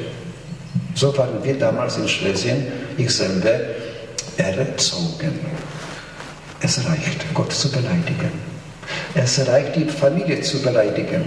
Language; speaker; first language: German; non-native, fluent; Polish